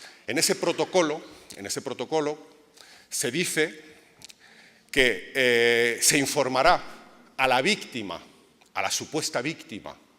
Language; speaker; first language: Spanish; native; Spanish